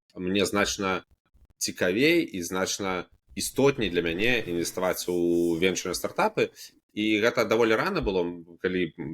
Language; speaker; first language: Belarusian; native; Belarusian